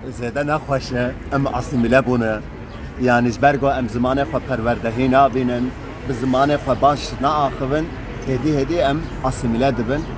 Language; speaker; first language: Kurdish; non-native, local second language; Turkish